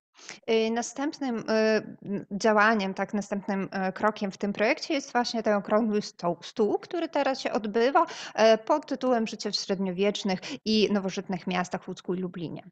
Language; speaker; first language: Polish; non-native, fluent; Ukrainian